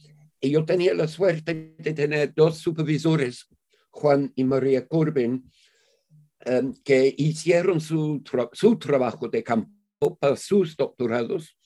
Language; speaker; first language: Spanish; non-native, fluent; English